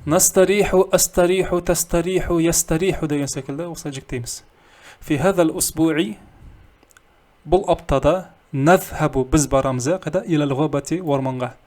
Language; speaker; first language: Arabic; non-native, fluent; Kazakh